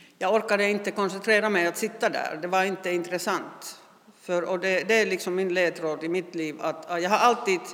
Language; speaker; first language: Swedish; non-native, fluent; Finnish